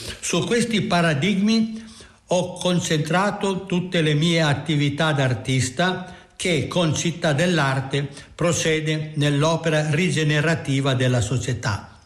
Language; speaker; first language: Italian; native; Italian